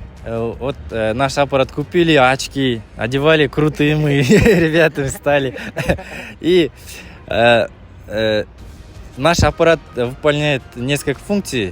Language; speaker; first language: Russian; non-native, local second language; Kazakh